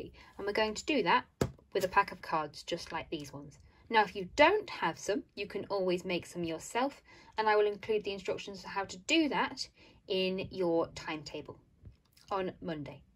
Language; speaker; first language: English; native; English